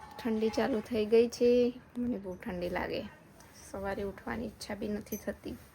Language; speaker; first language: Gujarati; native; Gujarati